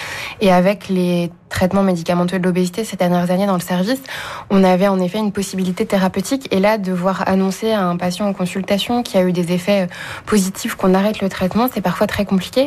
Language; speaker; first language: French; native; French